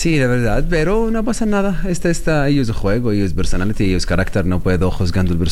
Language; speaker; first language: Spanish; non-native, learner; Arabic